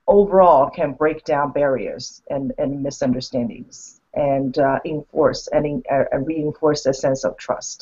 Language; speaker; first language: English; non-native, fluent; Chinese